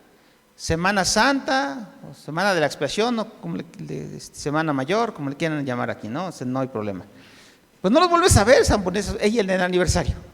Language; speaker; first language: Spanish; native; Spanish